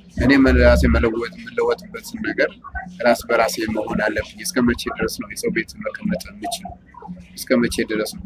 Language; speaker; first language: Amharic; non-native, local second language; Sebat Bet Gurage